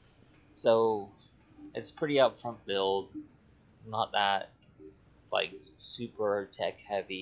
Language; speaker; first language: English; native; English